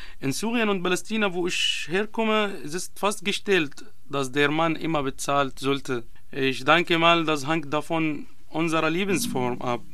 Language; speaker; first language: German; non-native, learner; Arabic